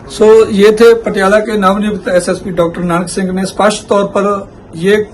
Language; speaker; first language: Hindi; non-native, local second language; Punjabi